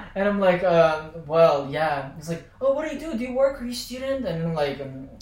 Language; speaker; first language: English; non-native, fluent; Azerbaijani